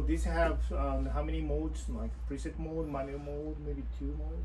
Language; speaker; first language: English; non-native, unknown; Japanese